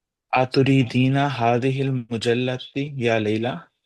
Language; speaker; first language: Arabic; non-native, learner; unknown